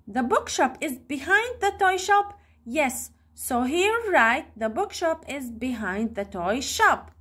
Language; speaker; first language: English; non-native, fluent; Arabic